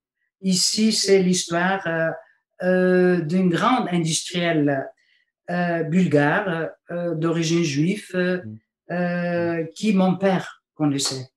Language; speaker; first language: French; non-native, fluent; Bulgarian